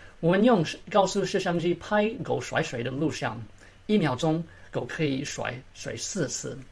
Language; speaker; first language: Chinese; early bilingual, heritage; Chinese